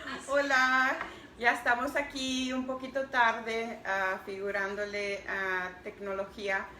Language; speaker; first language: Spanish; early bilingual, heritage; Spanish